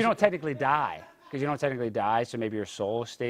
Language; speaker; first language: English; native; English